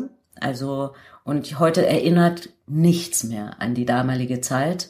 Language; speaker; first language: German; native; German